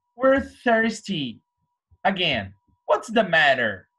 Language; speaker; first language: English; non-native, fluent; Portuguese